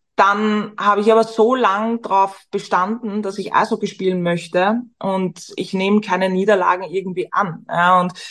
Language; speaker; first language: German; native; German